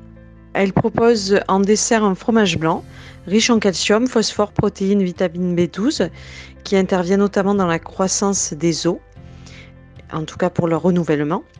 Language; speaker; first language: French; native; French